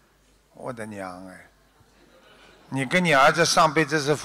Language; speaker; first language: Chinese; native; Chinese